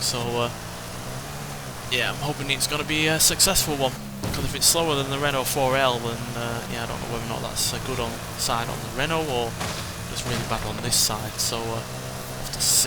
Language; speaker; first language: English; native; English